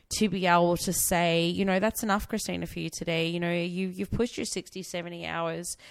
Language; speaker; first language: English; native; English